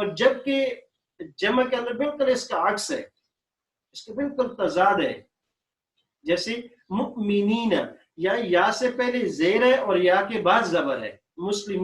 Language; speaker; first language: Urdu; native; Urdu